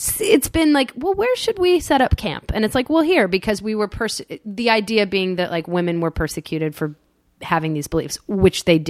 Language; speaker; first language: English; native; English